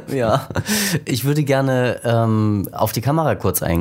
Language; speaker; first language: German; native; German